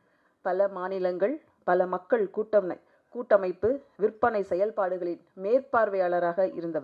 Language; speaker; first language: Tamil; native; Tamil